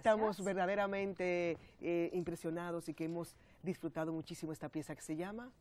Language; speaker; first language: Spanish; native; Spanish